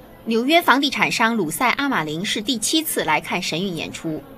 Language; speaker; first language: Chinese; native; Chinese